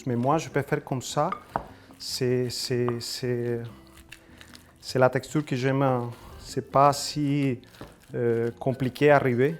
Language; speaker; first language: French; non-native, fluent; Spanish